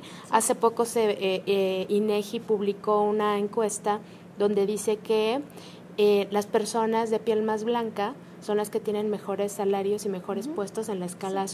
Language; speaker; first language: Spanish; native; Spanish